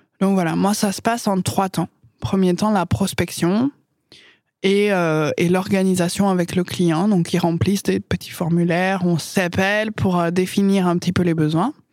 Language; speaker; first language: French; non-native, fluent; English